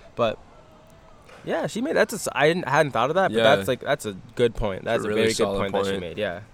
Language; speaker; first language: English; early bilingual, other home language; Amharic